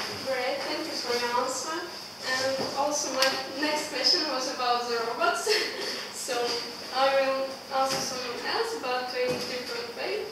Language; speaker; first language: English; non-native, learner; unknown